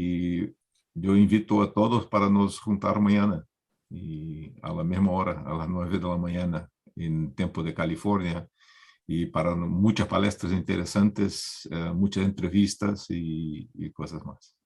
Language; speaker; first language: Spanish; non-native, learner; Portuguese